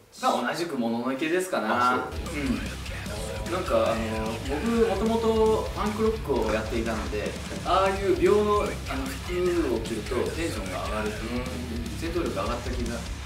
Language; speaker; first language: Japanese; native; Japanese